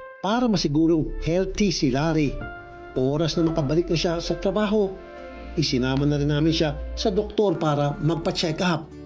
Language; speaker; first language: Filipino; native; Filipino